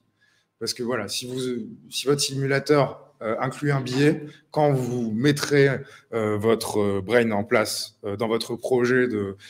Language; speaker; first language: French; native; French